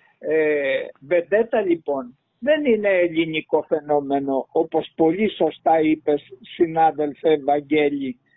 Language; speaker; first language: Greek; native; Greek